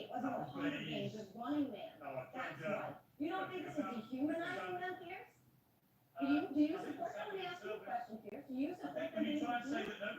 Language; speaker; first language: English; native; English